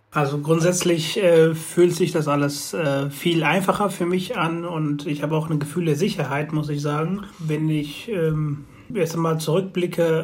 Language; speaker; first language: German; early bilingual, other home language; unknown